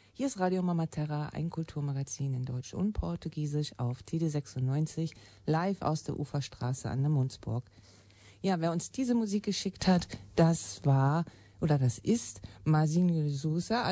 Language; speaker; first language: German; native; German